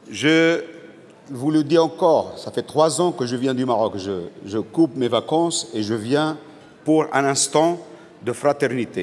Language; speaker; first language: French; non-native, local second language; Arabic